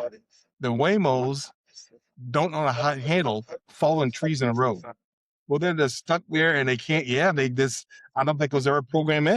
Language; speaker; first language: English; native; English